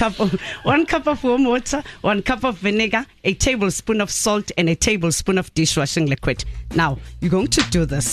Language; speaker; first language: English; non-native, local second language; Zulu